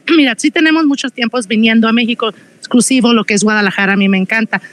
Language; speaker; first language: Spanish; native; Spanish